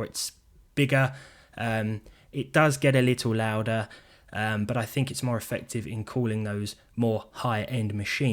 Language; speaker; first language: English; native; English